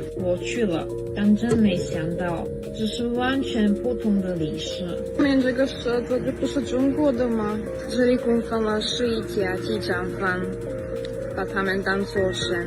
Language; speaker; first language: Chinese; non-native, fluent; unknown